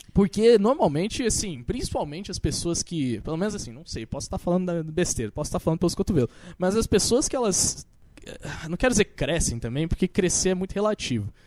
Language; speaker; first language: Portuguese; native; Portuguese